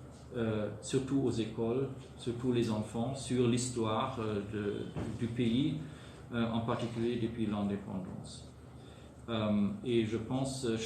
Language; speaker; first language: French; non-native, fluent; German